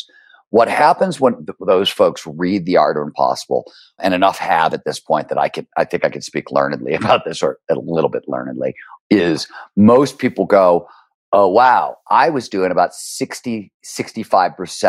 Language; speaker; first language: English; native; English